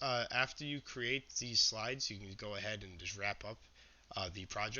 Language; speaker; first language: English; native; English